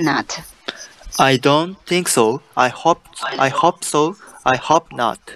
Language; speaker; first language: English; non-native, learner; Japanese